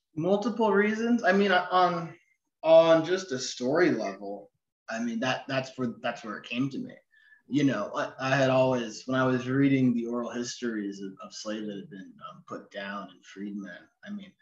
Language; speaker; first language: English; native; English